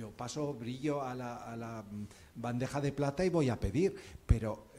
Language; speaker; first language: Spanish; native; Spanish